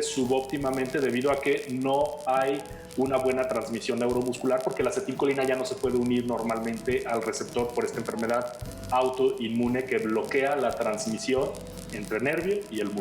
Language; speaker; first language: Spanish; native; Spanish